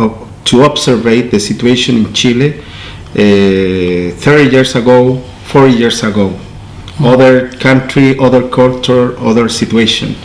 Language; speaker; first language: English; non-native, learner; Spanish